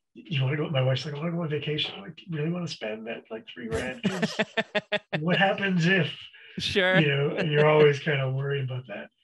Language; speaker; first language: English; native; English